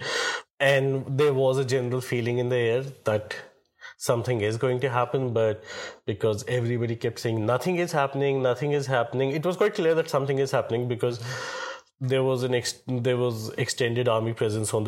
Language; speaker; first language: English; non-native, local second language; Kashmiri